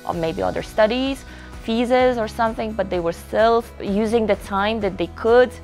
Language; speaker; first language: English; non-native, fluent; Russian